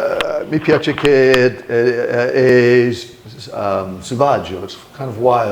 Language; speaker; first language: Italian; non-native, learner; English